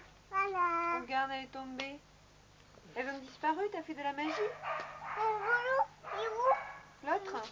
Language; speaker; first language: French; native; French